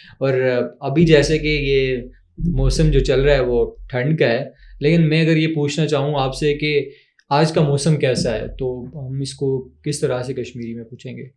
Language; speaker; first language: Urdu; non-native, local second language; Pahari-Potwari